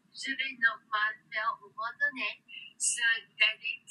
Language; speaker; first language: French; non-native, learner; English